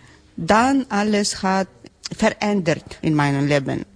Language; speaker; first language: German; non-native, learner; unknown